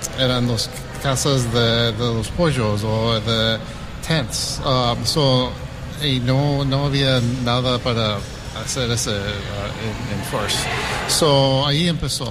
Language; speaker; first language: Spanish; early bilingual, heritage; English